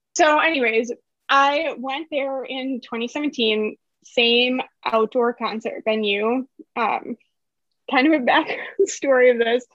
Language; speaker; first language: English; native; English